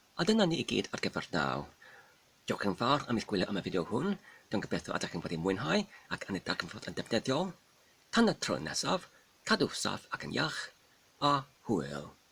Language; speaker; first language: Welsh; non-native, fluent; English